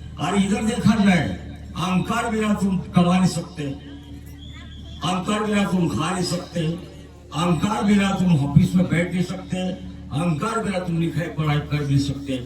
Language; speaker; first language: Hindi; non-native, local second language; Marathi